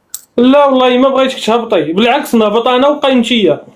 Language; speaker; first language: Arabic; native; Arabic